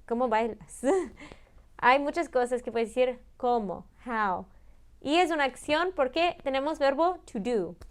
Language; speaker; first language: Spanish; early bilingual, heritage; Spanish